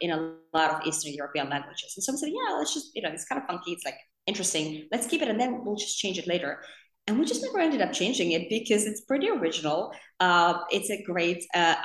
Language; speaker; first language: English; non-native, fluent; Finnish